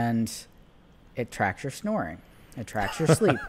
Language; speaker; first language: English; native; English